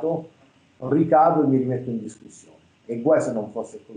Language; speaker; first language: Italian; native; Italian